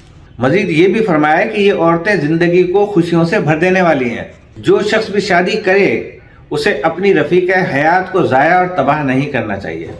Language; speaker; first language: Urdu; native; Urdu